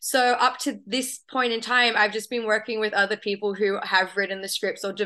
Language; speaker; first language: English; native; English